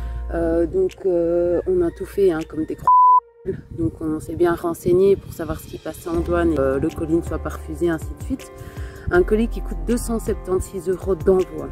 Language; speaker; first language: French; native; French